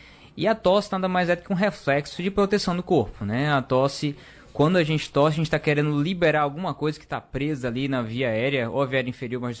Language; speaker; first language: Portuguese; native; Portuguese